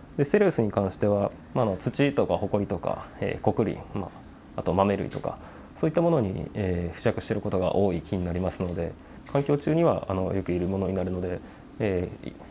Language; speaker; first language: Japanese; native; Japanese